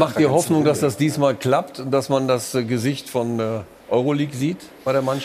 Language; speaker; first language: German; native; German